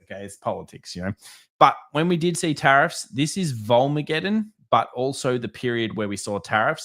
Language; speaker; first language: English; native; English